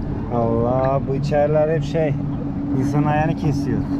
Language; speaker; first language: Turkish; native; Turkish